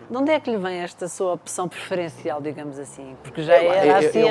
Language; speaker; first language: Portuguese; native; Portuguese